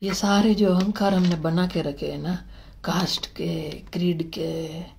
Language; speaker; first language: Hindi; non-native, local second language; Gujarati